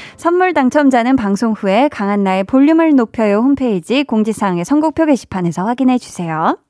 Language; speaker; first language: Korean; native; Korean